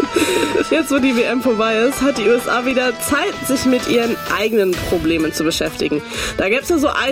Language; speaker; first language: German; native; German